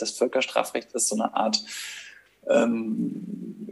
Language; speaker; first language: German; native; German